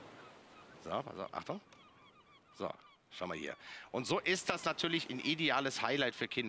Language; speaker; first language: German; native; German